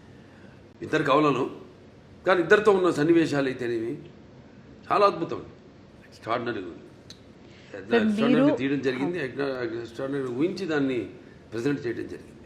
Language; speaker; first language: Telugu; native; Telugu